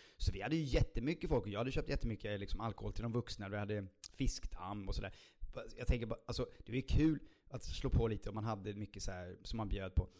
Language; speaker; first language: Swedish; native; Swedish